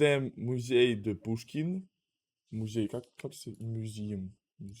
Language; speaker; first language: French; non-native, learner; Russian